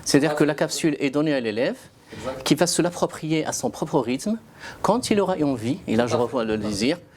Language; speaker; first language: French; non-native, local second language; Arabic